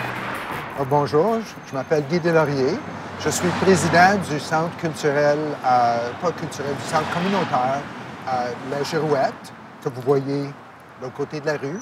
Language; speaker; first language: French; native; French